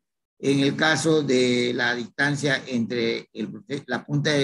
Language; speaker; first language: Spanish; native; Spanish